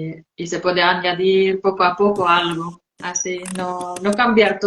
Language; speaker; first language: Spanish; non-native, fluent; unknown